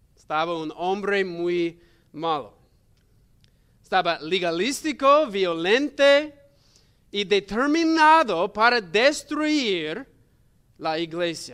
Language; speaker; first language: Spanish; non-native, learner; English